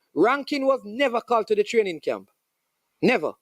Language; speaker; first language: English; non-native, local second language; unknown